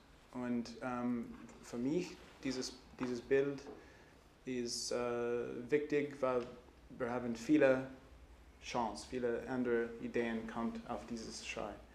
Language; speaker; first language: German; non-native, learner; English